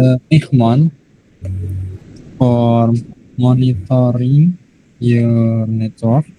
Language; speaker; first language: English; non-native, learner; Indonesian